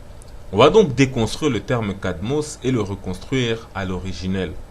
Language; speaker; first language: French; non-native, local second language; Lingala